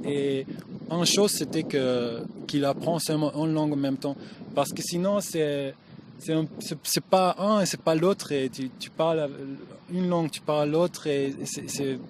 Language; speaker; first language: French; non-native, learner; German